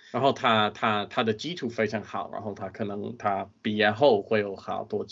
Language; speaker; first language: Chinese; non-native, fluent; English